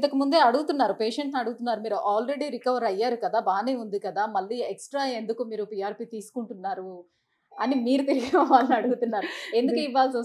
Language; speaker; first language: Telugu; native; Telugu